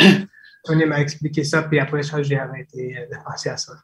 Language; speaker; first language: French; non-native, fluent; English